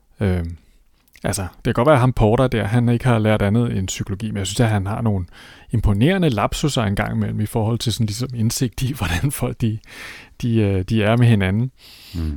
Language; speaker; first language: Danish; native; Danish